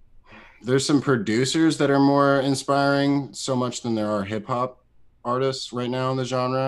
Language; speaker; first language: English; native; English